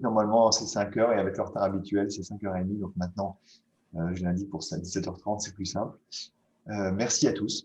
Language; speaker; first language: French; native; French